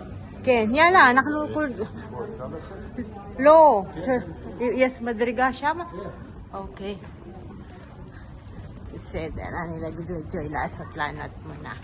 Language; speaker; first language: Hebrew; non-native, learner; Filipino